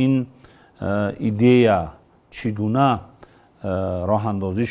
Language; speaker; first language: Persian; native; Persian